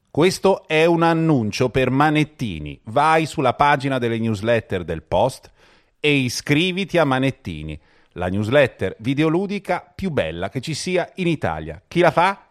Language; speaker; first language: Italian; native; Italian